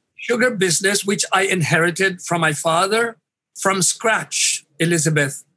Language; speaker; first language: English; non-native, local second language; Hiligaynon